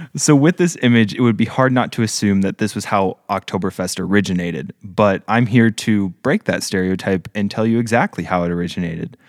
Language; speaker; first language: English; native; English